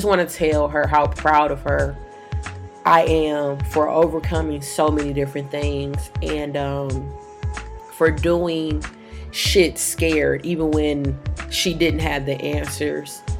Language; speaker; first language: English; native; English